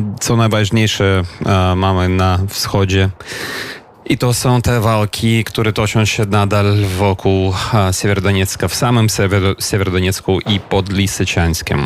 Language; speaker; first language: Polish; non-native, fluent; Ukrainian